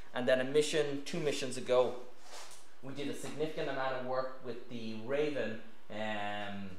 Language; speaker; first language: English; native; English